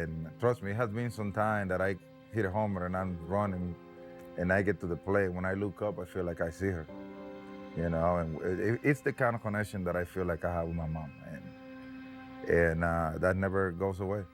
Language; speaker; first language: English; non-native, fluent; Spanish